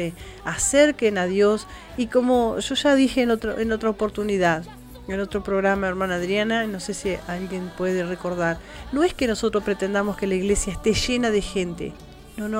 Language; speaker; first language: Spanish; native; Spanish